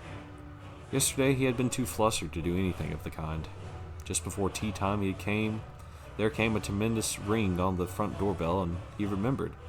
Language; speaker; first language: English; native; English